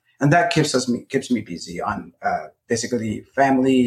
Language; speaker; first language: English; non-native, local second language; Nepali